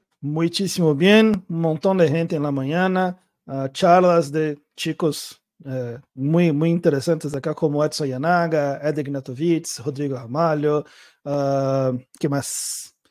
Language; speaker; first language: Spanish; non-native, learner; Portuguese